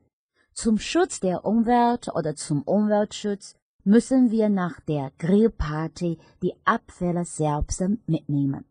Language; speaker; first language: German; non-native, fluent; Chinese